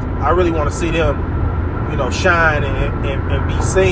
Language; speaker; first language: English; native; English